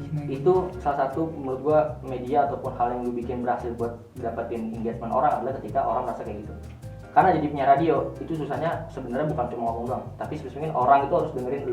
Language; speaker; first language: Indonesian; native; Indonesian